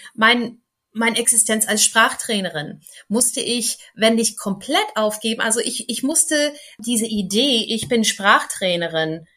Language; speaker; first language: German; non-native, fluent; English